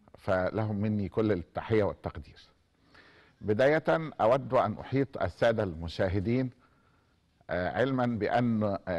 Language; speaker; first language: Arabic; native; Arabic